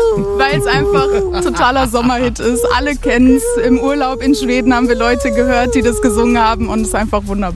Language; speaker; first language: German; native; German